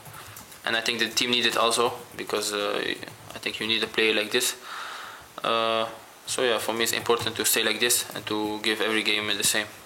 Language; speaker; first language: English; non-native, fluent; Dutch